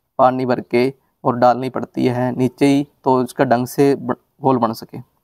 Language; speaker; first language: Hindi; non-native, local second language; Punjabi